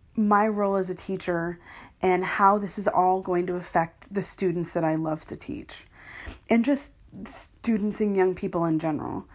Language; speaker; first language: English; native; English